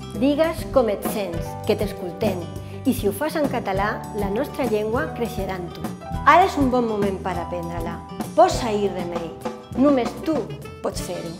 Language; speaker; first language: Catalan; non-native, local second language; Spanish